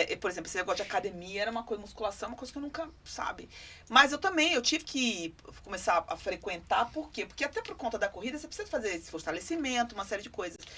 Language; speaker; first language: Portuguese; native; Portuguese